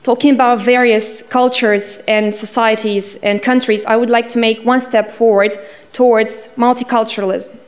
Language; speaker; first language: English; non-native, fluent; Russian